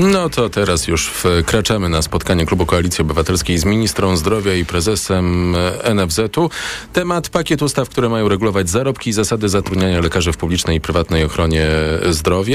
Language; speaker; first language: Polish; native; Polish